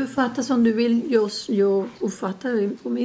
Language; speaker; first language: Swedish; non-native, fluent; Spanish